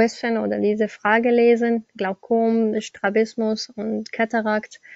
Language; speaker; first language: German; non-native, learner; Arabic